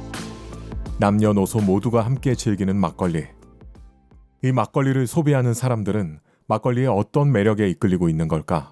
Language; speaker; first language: Korean; native; Korean